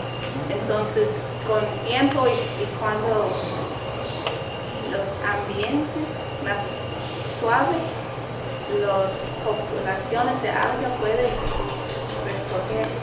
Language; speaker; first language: Spanish; non-native, learner; English